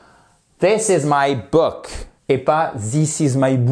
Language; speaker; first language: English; non-native, fluent; French